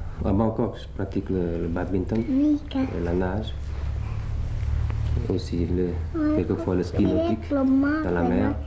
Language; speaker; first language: French; early bilingual, other home language; Thai